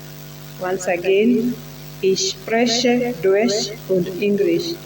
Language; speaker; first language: German; non-native, learner; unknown